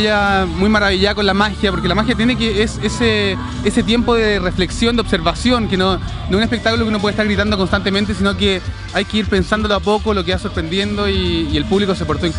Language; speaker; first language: Spanish; native; Spanish